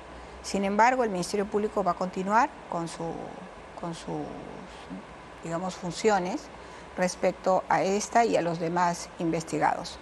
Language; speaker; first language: Spanish; native; Spanish